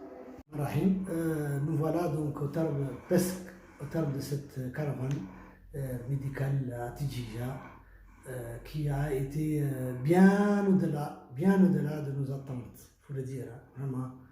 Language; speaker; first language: French; non-native, local second language; Arabic